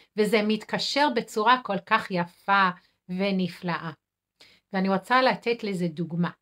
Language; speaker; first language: Hebrew; non-native, fluent; English